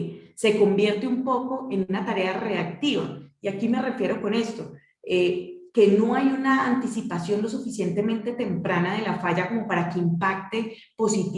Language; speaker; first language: Spanish; native; Spanish